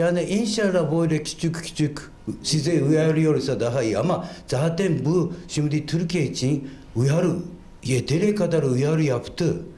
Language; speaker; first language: Turkish; non-native, fluent; Japanese